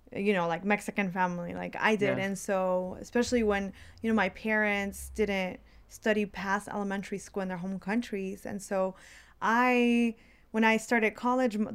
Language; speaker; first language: English; early bilingual, other home language; Spanish